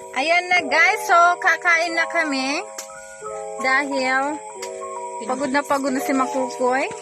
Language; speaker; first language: Filipino; non-native, local second language; Waray